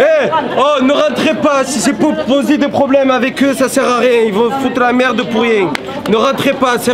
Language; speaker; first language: French; native; French